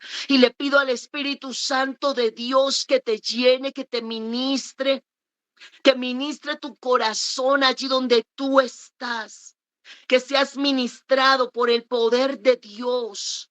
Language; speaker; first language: Spanish; native; Spanish